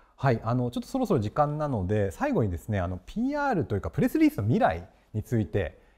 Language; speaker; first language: Japanese; native; Japanese